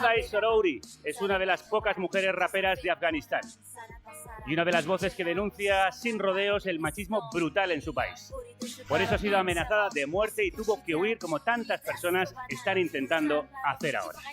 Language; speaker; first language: Spanish; native; Spanish